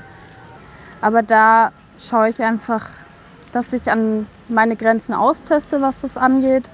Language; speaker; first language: German; native; German